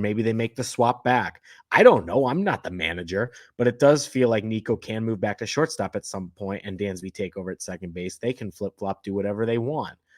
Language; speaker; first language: English; native; English